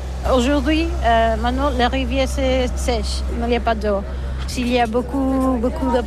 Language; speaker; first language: French; non-native, learner; Catalan